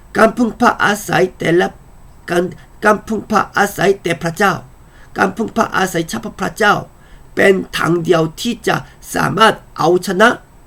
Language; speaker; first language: Thai; non-native, fluent; Korean